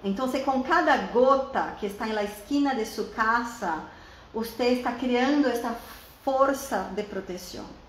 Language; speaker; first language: Spanish; non-native, fluent; Portuguese